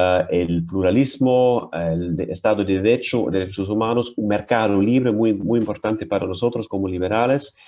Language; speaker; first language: Spanish; non-native, fluent; German